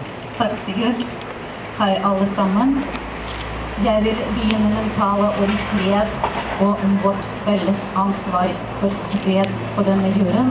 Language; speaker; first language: Norwegian; non-native, fluent; Ukrainian